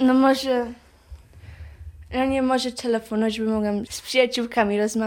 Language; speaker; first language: Polish; early bilingual, heritage; Polish